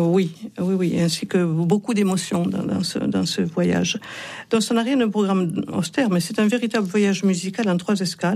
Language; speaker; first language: French; native; French